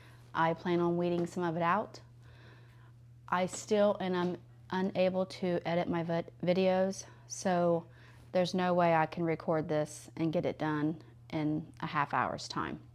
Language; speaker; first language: English; native; English